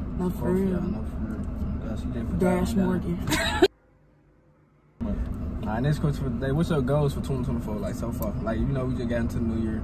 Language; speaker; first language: English; native; English